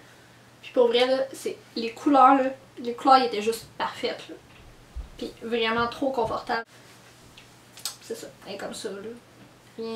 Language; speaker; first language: French; native; French